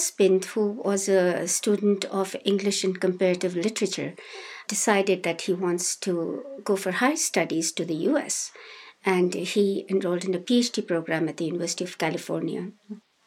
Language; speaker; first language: English; non-native, local second language; Hindi